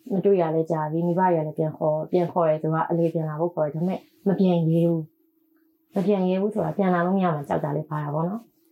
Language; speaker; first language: Burmese; native; Burmese